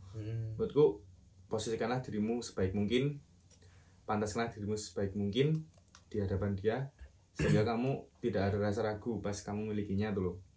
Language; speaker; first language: Indonesian; non-native, local second language; Javanese